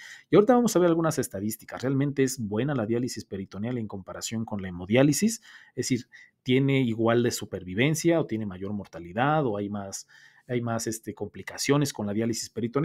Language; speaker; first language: Spanish; native; Spanish